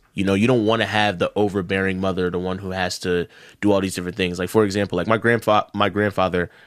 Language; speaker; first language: English; early bilingual, other home language; Yoruba